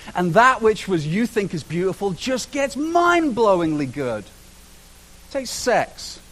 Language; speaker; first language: English; native; English